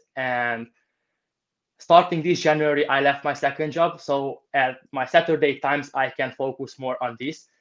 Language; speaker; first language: English; non-native, fluent; Romanian